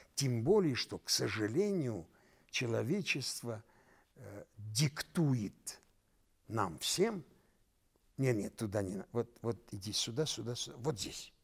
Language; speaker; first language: Russian; non-native, local second language; Armenian